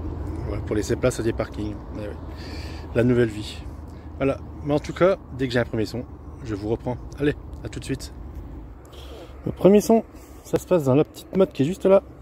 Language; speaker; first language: French; native; French